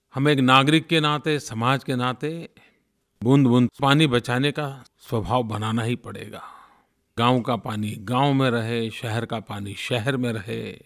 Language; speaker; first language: Hindi; non-native, local second language; Gujarati